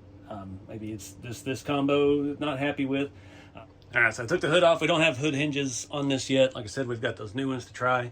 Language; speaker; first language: English; native; English